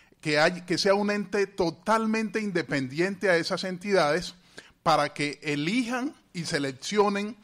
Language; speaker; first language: Spanish; native; Spanish